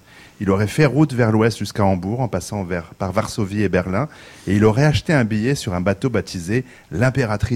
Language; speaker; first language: French; native; French